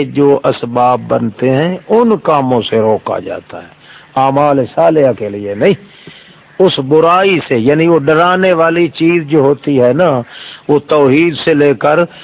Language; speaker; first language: Urdu; non-native, local second language; Saraiki